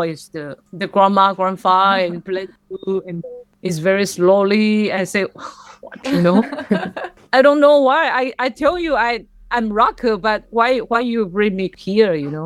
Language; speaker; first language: English; non-native, learner; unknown